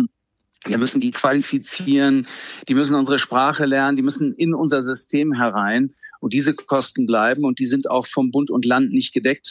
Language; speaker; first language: German; native; German